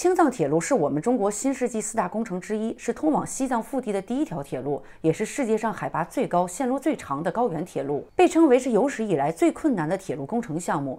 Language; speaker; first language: Chinese; native; Chinese